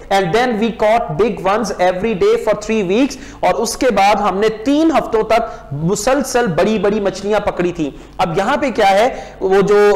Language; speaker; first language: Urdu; non-native, local second language; Punjabi